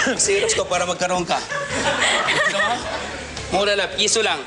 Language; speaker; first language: Filipino; non-native, local second language; Cebuano